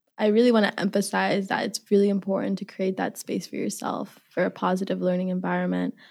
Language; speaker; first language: English; early bilingual, other home language; Somali